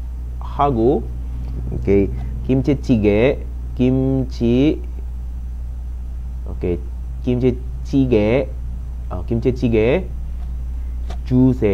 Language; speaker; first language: Korean; non-native, fluent; Filipino